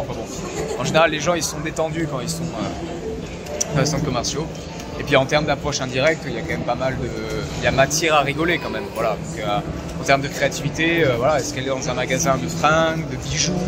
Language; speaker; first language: French; native; French